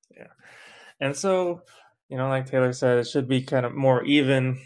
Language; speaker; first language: English; native; English